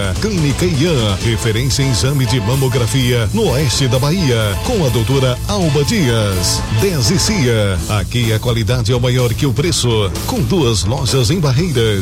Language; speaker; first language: Portuguese; native; Portuguese